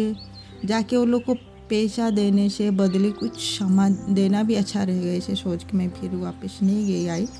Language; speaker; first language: Hindi; non-native, local second language; Odia